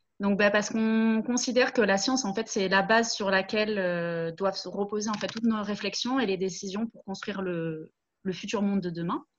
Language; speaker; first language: French; native; French